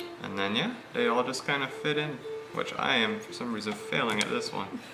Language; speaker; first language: English; native; English